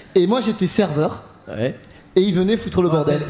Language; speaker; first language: French; native; French